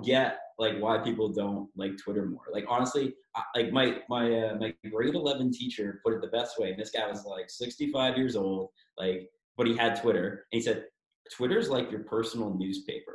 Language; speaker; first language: English; native; English